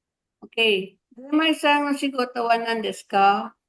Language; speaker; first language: Japanese; non-native, fluent; Filipino